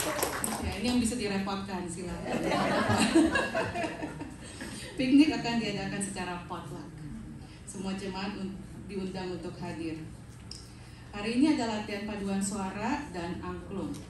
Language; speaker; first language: Indonesian; native; Indonesian